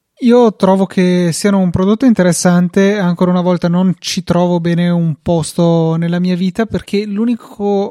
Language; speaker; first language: Italian; native; Italian